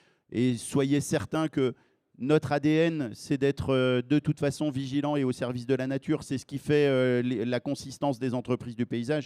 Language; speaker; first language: French; native; French